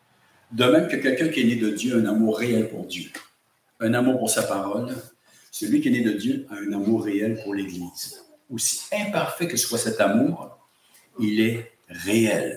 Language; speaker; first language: French; native; French